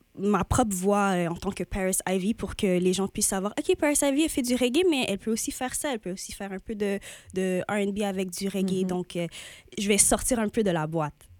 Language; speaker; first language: French; native; French